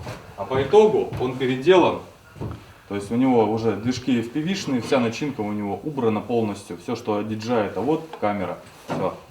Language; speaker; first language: Russian; native; Russian